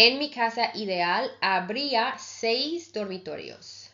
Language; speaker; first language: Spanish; non-native, fluent; English